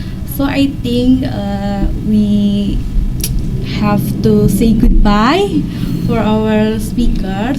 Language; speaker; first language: English; non-native, learner; Indonesian